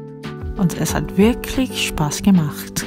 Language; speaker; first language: German; non-native, fluent; Korean